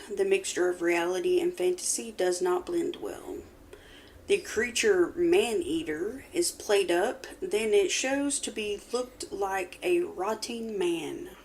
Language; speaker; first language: English; native; English